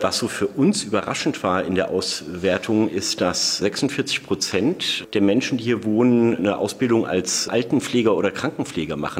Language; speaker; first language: German; native; German